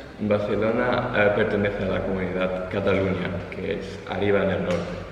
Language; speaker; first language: Spanish; non-native, fluent; German